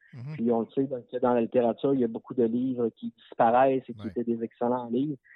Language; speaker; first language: French; native; French